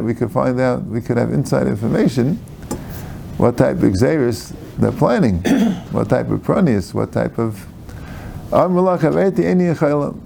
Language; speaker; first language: English; native; English